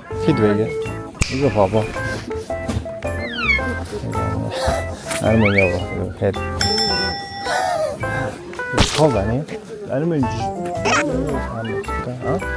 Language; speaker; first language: Korean; non-native, learner; Mongolian